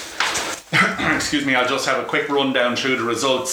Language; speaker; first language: English; native; English